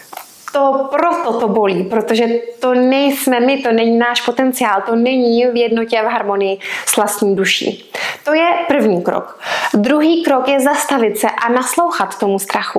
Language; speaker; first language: Czech; native; Czech